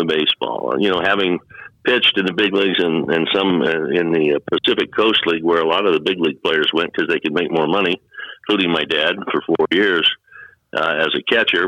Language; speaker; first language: English; native; English